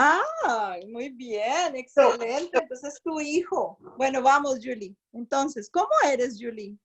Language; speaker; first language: Spanish; non-native, fluent; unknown